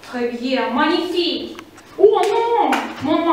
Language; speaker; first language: French; non-native, fluent; Russian